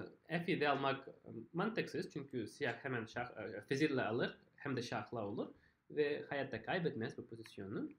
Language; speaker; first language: Turkish; non-native, fluent; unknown